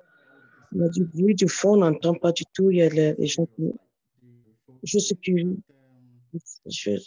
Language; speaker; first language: French; non-native, learner; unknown